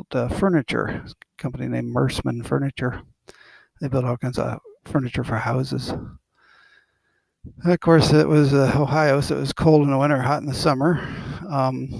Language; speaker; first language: English; native; English